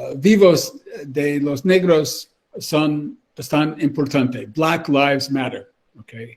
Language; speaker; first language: Spanish; non-native, learner; English